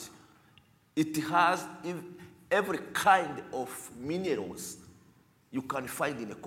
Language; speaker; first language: English; non-native, learner; Kinyarwanda